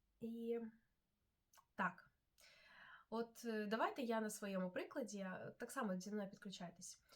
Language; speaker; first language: Ukrainian; non-native, local second language; Russian